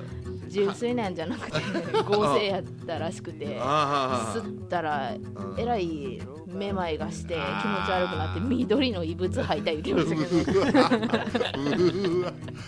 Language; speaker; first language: Japanese; native; Japanese